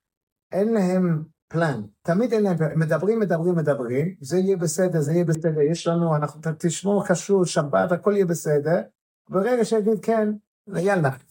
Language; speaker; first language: Hebrew; non-native, fluent; English